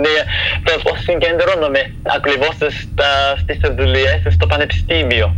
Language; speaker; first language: Greek; non-native, fluent; Japanese